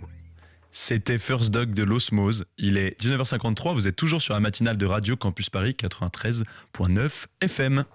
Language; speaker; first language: French; native; French